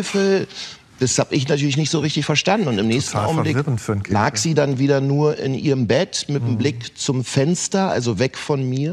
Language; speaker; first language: German; native; German